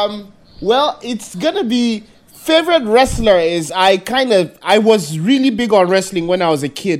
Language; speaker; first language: English; non-native, local second language; Hausa